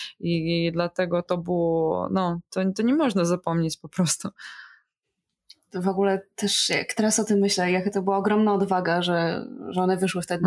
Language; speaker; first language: Polish; non-native, fluent; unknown